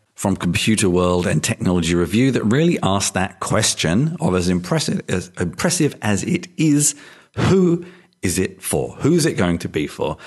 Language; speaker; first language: English; native; English